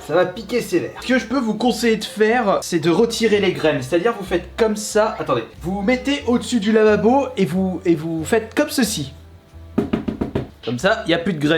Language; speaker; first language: French; native; French